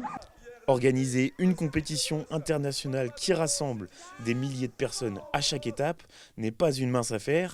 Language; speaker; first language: French; native; French